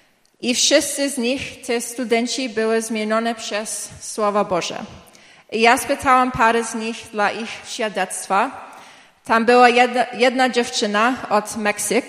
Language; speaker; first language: Polish; early bilingual, heritage; English